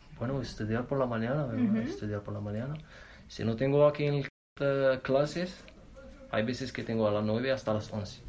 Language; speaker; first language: Spanish; non-native, learner; Arabic